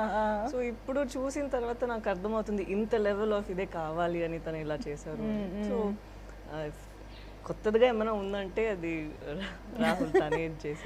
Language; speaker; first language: Telugu; non-native, fluent; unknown